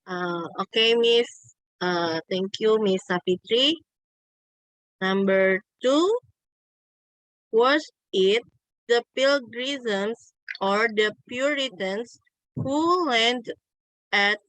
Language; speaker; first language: English; non-native, learner; Indonesian